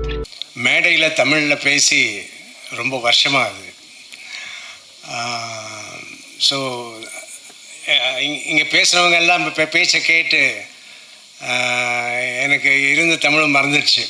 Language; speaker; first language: Tamil; non-native, local second language; Telugu